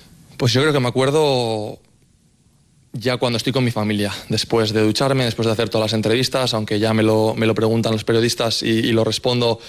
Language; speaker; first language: Spanish; native; Spanish